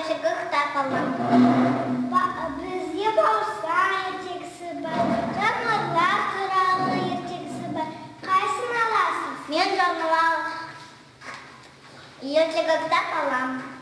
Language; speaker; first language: Kazakh; non-native, local second language; Russian